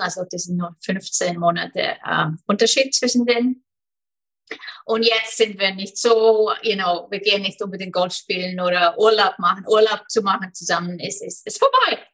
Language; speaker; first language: German; non-native, fluent; Icelandic